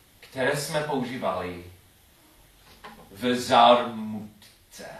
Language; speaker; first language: Czech; non-native, learner; English